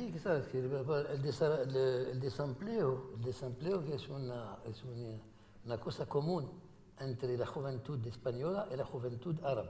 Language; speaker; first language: Spanish; non-native, fluent; Arabic